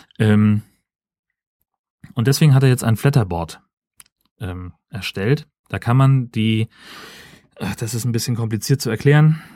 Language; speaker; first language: German; native; German